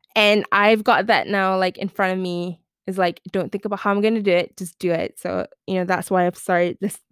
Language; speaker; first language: English; non-native, local second language; Malay